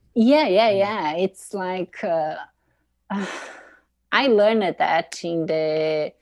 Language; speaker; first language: English; non-native, fluent; Portuguese